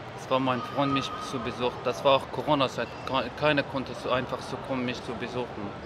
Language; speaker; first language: German; non-native, learner; Persian